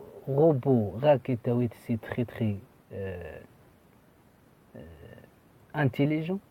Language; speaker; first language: French; non-native, fluent; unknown